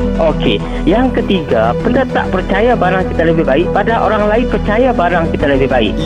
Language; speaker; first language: Malay; native; Malay